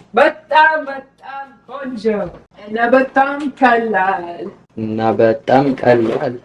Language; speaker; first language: Amharic; non-native, learner; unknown